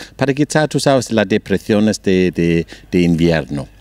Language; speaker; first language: Spanish; non-native, learner; Danish